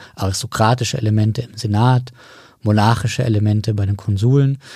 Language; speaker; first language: German; native; German